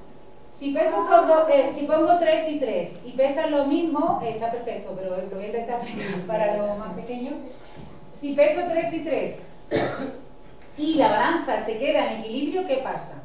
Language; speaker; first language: Spanish; native; Spanish